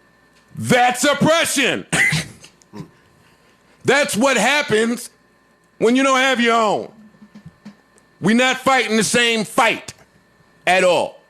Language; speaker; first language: English; native; English